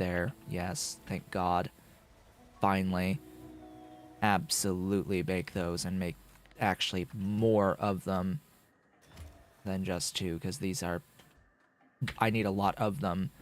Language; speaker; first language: English; native; English